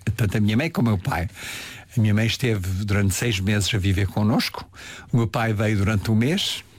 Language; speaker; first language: Portuguese; early bilingual, heritage; Portuguese